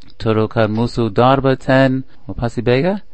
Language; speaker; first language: Lithuanian; non-native, learner; English